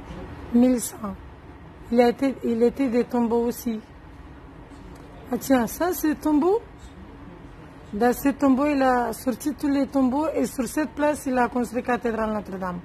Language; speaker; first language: French; non-native, learner; Romanian